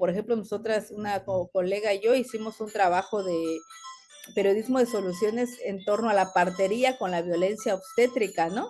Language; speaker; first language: Spanish; native; Spanish